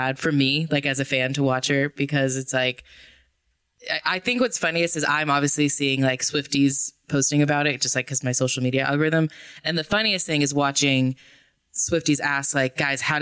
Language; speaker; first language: English; native; English